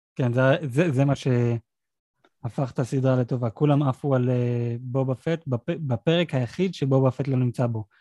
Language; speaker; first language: Hebrew; native; Hebrew